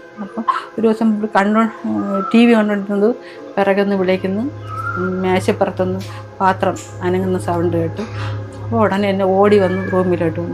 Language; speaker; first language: Malayalam; native; Malayalam